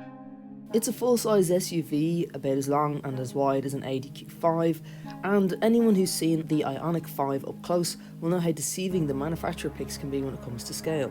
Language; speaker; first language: English; native; English